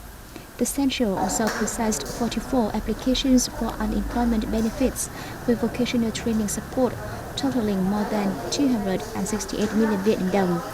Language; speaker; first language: English; non-native, fluent; Vietnamese